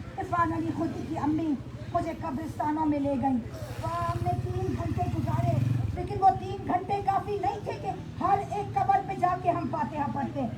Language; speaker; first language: Urdu; native; Urdu